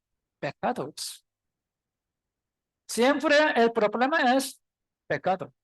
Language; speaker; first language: Spanish; non-native, learner; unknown